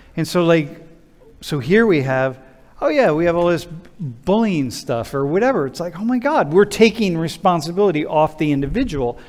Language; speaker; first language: English; native; English